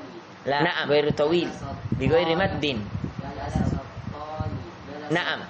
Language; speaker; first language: Arabic; non-native, fluent; Indonesian